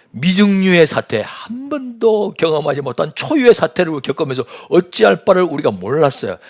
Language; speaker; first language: Korean; native; Korean